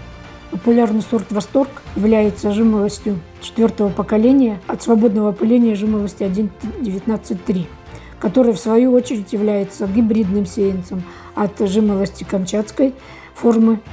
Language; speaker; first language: Russian; native; Russian